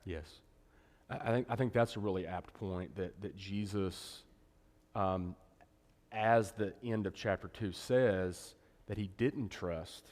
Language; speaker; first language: English; native; English